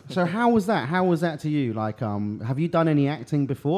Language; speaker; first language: English; early bilingual, other home language; Cantonese